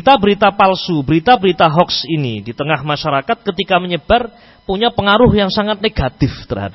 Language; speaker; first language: Indonesian; non-native, local second language; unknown